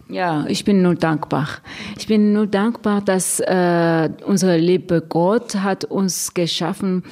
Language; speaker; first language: German; non-native, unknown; Rundi